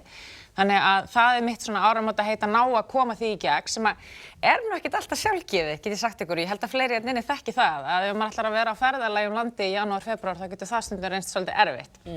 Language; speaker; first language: Icelandic; native; Icelandic